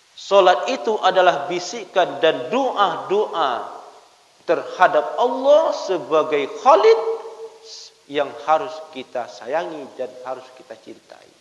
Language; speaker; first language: Malay; non-native, local second language; Minangkabau